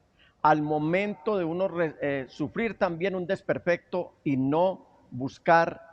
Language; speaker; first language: Spanish; native; Spanish